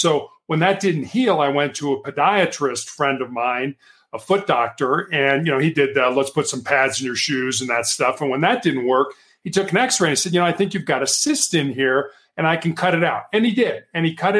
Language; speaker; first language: English; native; English